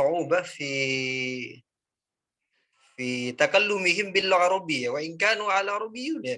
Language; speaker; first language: Arabic; non-native, fluent; Madurese